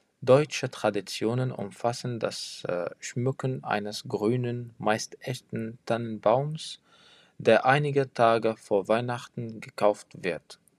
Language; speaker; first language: German; non-native, fluent; French